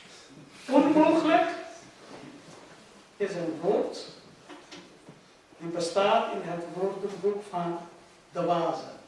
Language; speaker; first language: Dutch; non-native, fluent; Urdu